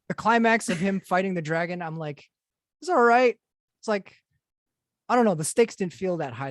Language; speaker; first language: English; native; English